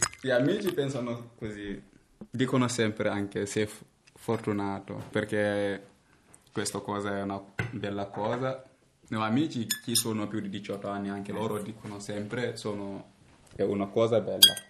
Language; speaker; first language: Italian; non-native, learner; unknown